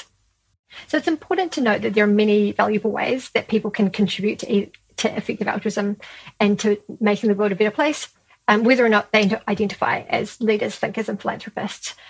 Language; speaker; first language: English; native; English